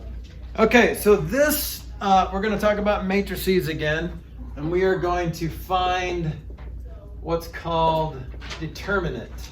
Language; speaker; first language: English; native; English